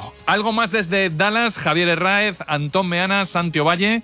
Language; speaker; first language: Spanish; native; Spanish